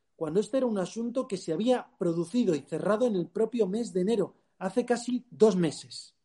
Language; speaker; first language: Spanish; native; Spanish